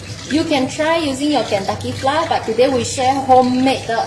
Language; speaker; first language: English; non-native, local second language; Chinese